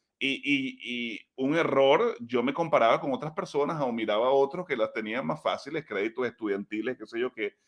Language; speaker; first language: Spanish; native; Spanish